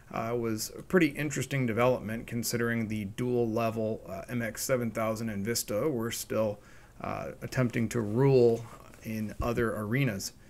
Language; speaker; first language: English; native; English